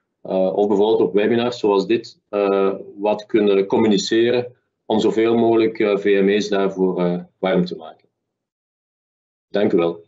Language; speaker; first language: Dutch; native; Dutch